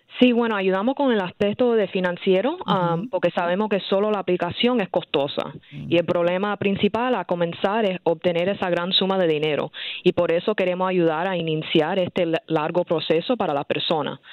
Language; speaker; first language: Spanish; early bilingual, heritage; English